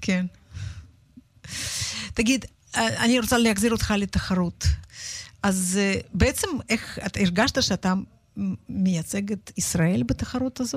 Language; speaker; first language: Hebrew; native; Hebrew